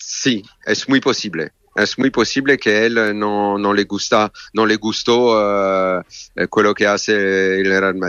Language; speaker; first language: Spanish; non-native, learner; French